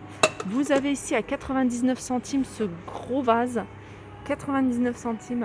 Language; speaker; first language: French; native; French